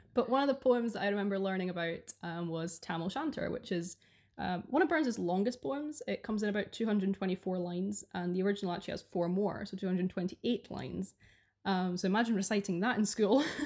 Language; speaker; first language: English; early bilingual, other home language; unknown